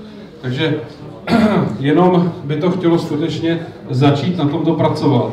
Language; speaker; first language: Czech; native; Czech